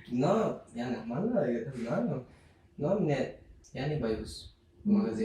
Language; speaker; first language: Russian; non-native, learner; Turkmen